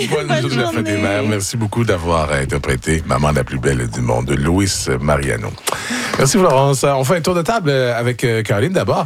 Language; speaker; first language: French; native; French